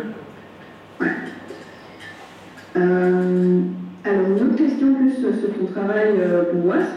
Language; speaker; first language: French; native; French